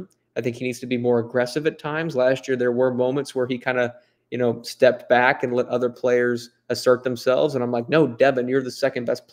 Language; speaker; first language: English; native; English